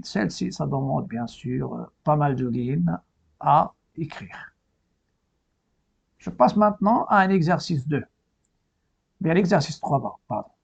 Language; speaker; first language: French; non-native, local second language; Arabic